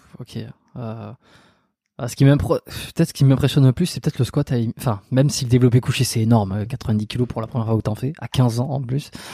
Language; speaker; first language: French; native; French